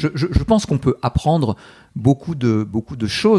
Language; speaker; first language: French; non-native, learner; English